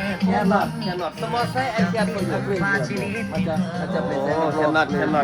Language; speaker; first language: English; non-native, learner; Thai